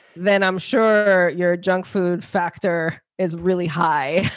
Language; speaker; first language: English; native; English